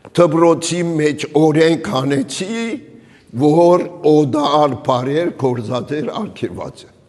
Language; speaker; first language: Armenian; early bilingual, heritage; Armenian